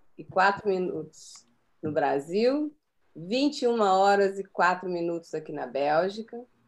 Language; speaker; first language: Portuguese; native; Portuguese